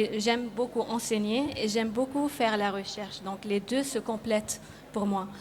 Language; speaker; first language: French; non-native, local second language; Arabic